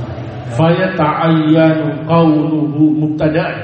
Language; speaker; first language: Arabic; non-native, fluent; Indonesian